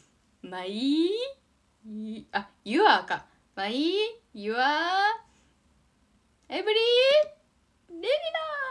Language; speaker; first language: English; non-native, learner; Japanese